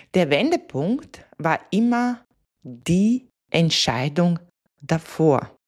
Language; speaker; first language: German; non-native, fluent; Latvian